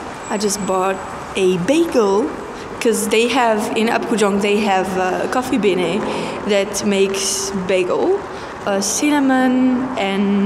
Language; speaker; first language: English; non-native, fluent; French